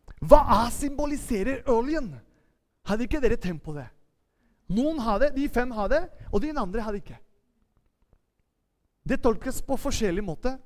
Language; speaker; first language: Norwegian; non-native, fluent; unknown